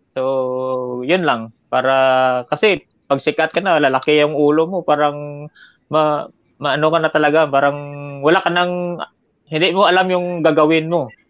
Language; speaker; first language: Filipino; non-native, local second language; Hiligaynon